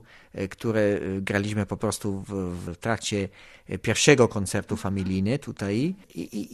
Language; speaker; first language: Polish; non-native, learner; Italian